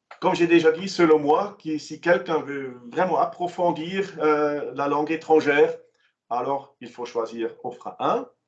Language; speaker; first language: French; non-native, local second language; German